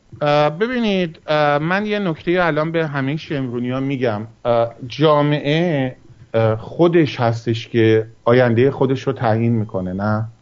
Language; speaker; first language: Persian; early bilingual, heritage; Persian